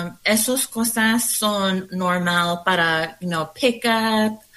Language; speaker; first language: Spanish; non-native, learner; English